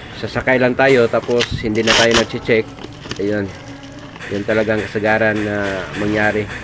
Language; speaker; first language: Filipino; non-native, local second language; Cebuano